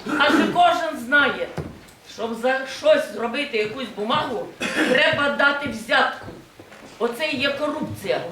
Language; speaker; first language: Ukrainian; native; Ukrainian